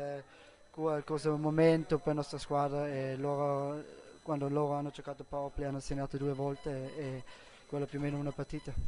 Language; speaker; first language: Italian; non-native, learner; German